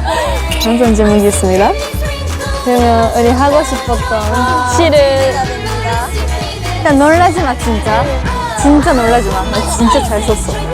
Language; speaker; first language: Korean; non-native, fluent; Japanese